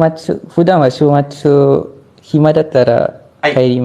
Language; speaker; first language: Japanese; non-native, learner; Malay